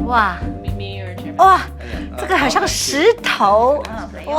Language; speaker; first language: Chinese; early bilingual, heritage; Chinese